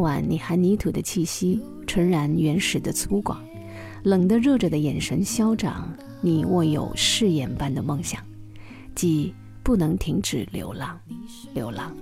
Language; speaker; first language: Chinese; native; Chinese